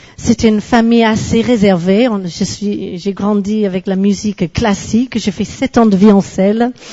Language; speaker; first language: French; non-native, fluent; English